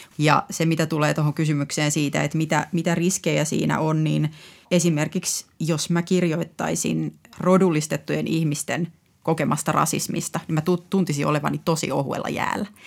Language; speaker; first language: Finnish; native; Finnish